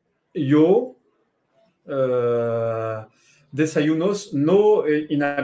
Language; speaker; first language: Spanish; non-native, learner; French